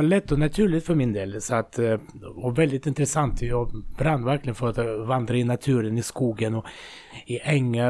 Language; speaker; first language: Swedish; non-native, fluent; Russian